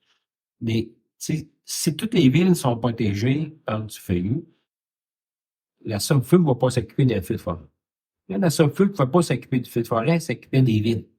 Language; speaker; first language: French; native; French